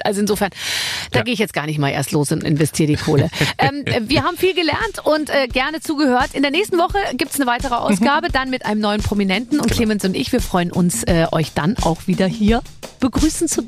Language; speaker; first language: German; native; German